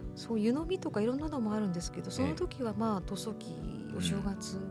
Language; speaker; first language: Japanese; early bilingual, heritage; English